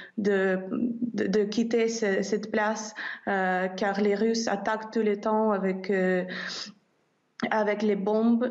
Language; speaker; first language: French; non-native, fluent; Ukrainian